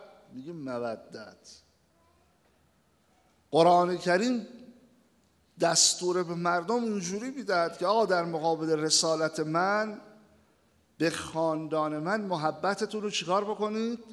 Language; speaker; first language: Persian; native; Persian